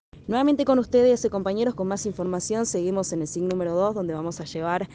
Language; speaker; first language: Spanish; native; Spanish